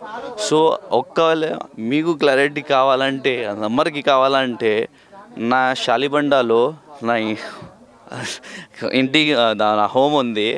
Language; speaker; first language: Telugu; non-native, learner; Hindi